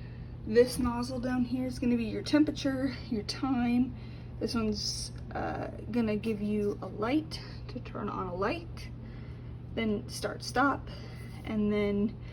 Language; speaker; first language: English; native; English